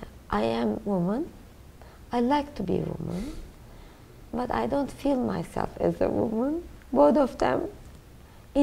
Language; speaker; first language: English; non-native, learner; Turkish